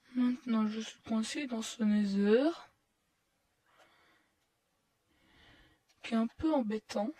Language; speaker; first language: French; native; French